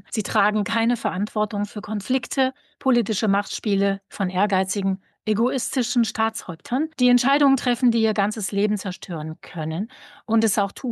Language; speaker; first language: German; native; German